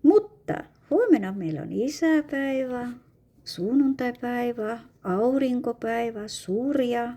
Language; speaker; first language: Finnish; non-native, fluent; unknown